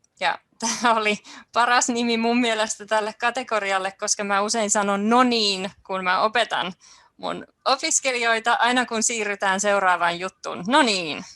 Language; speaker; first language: Finnish; native; Finnish